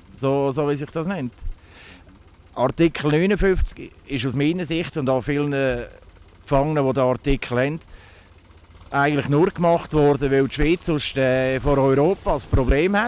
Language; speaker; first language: German; native; German